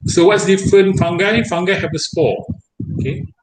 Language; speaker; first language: English; non-native, local second language; Malay